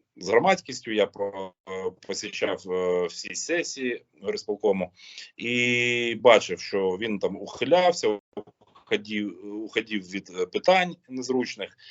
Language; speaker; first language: Ukrainian; non-native, local second language; Russian